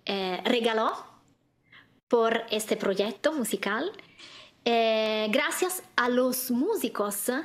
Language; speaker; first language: Spanish; non-native, learner; Italian